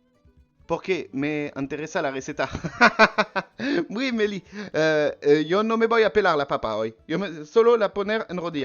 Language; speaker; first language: Spanish; non-native, learner; French